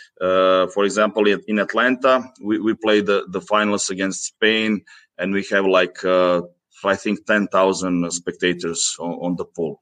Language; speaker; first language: English; non-native, fluent; Greek